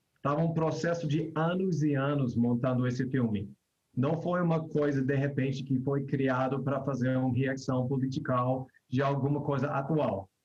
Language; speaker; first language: Portuguese; non-native, fluent; English